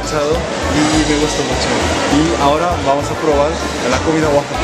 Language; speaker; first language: Spanish; non-native, learner; Korean